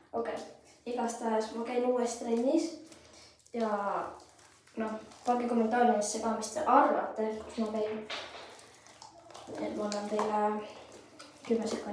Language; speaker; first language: Estonian; early bilingual, heritage; Estonian